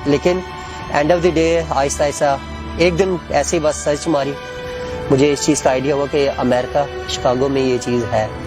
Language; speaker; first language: Urdu; non-native, local second language; Punjabi